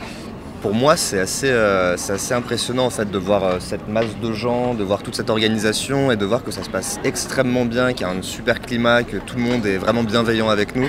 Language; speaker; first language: French; native; French